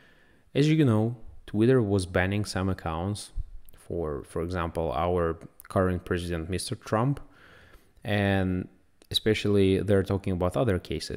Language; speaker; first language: English; non-native, fluent; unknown